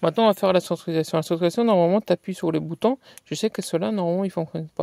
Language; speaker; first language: French; native; French